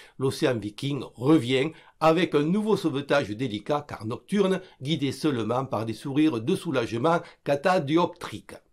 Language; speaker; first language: French; native; French